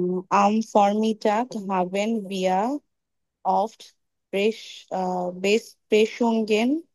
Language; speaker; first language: German; non-native, learner; Bangla